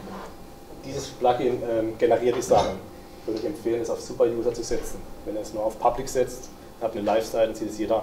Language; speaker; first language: German; native; German